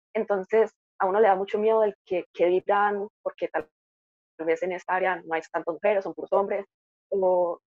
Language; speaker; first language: Spanish; native; Spanish